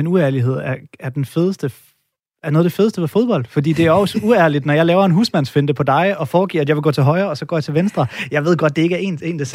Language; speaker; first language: Danish; native; Danish